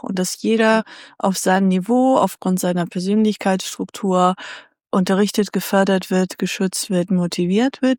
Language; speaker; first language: German; native; German